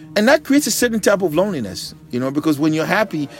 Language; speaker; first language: English; non-native, local second language; Bemba